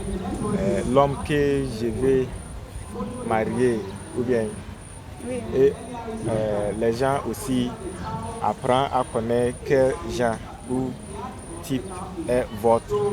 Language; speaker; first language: French; non-native, learner; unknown